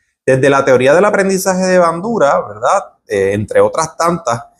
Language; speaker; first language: Spanish; native; Spanish